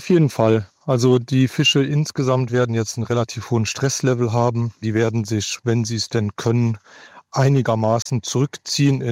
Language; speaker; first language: German; native; German